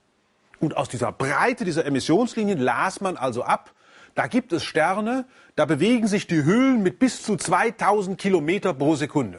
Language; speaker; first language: German; native; German